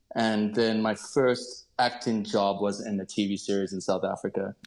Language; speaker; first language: English; native; English